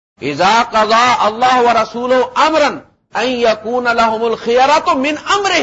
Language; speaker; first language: Urdu; non-native, local second language; Punjabi